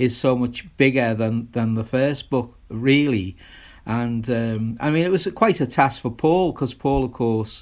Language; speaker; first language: English; native; English